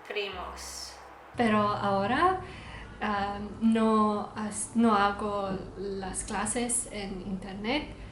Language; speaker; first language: Spanish; non-native, learner; English